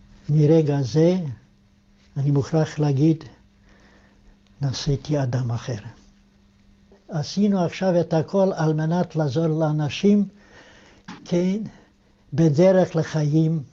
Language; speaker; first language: Hebrew; non-native, fluent; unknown